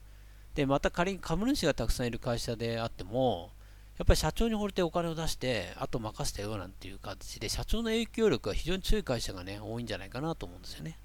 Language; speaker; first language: Japanese; native; Japanese